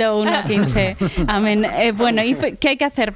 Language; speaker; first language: Spanish; native; Spanish